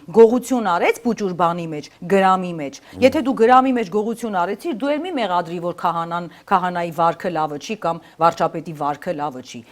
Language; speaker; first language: Armenian; native; Armenian